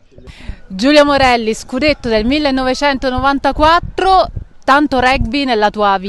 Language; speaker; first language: Italian; native; Italian